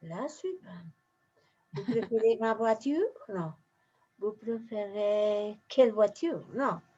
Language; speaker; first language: French; non-native, learner; Spanish